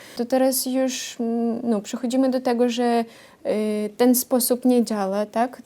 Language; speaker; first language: Polish; non-native, fluent; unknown